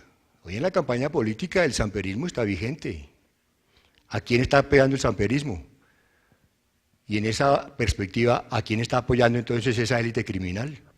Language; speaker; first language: Spanish; native; Spanish